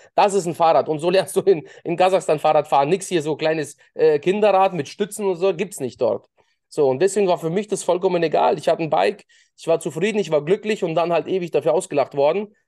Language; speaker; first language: German; early bilingual, other home language; Russian